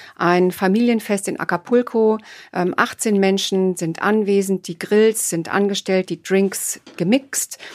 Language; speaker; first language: German; native; German